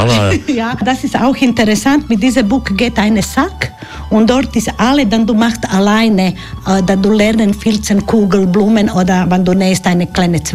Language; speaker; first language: German; non-native, learner; Croatian